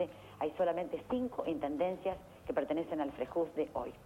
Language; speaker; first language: Spanish; native; Spanish